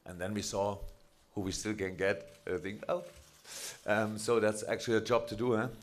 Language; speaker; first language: English; non-native, fluent; German